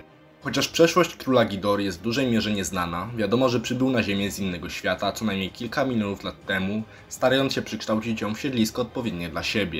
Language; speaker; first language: Polish; native; Polish